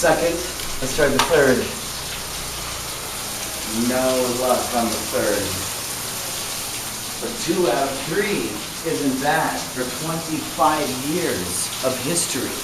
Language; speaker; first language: English; native; English